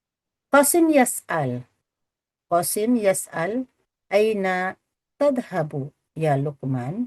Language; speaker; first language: Arabic; non-native, fluent; Indonesian